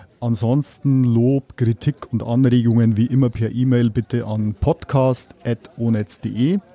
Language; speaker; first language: German; native; German